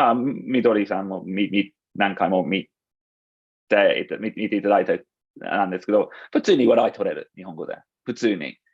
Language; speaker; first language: Japanese; non-native, fluent; English